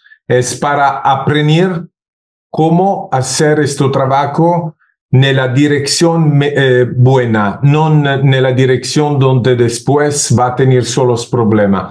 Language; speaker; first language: Spanish; non-native, learner; Italian